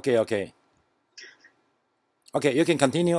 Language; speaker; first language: English; non-native, learner; Chinese